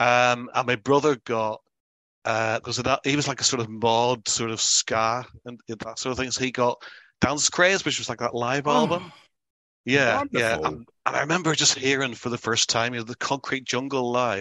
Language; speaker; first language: English; native; English